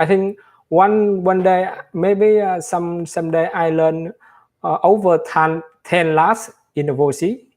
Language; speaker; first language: English; non-native, learner; Vietnamese